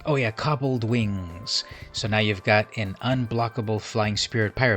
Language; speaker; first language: English; native; English